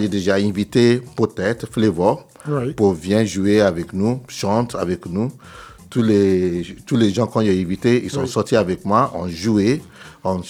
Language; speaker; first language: French; non-native, learner; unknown